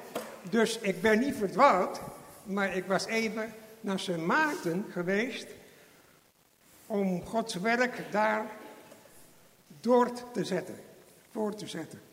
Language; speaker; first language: Dutch; non-native, fluent; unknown